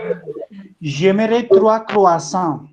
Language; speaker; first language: French; non-native, learner; Spanish